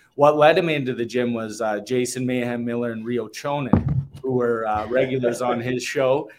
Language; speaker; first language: English; native; English